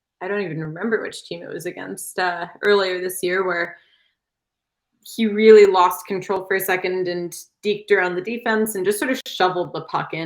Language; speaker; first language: English; native; English